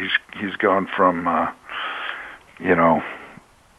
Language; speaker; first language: English; native; English